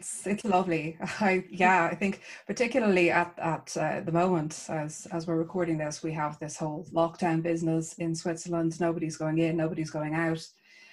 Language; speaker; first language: English; native; English